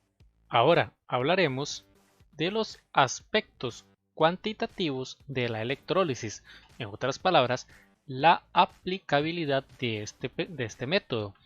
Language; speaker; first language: Spanish; native; Spanish